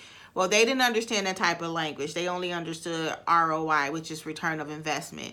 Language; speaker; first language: English; native; English